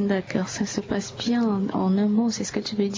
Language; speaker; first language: French; native; French